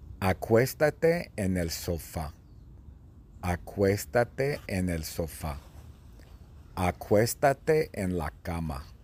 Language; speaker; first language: Spanish; non-native, fluent; English